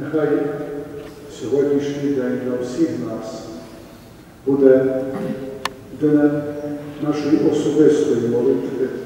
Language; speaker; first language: Ukrainian; native; Ukrainian